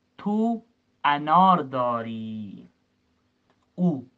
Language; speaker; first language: Persian; non-native, fluent; Urdu